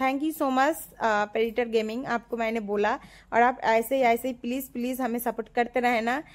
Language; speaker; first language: Hindi; non-native, local second language; Bangla